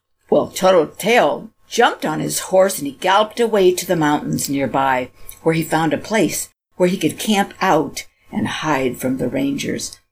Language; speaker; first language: English; native; English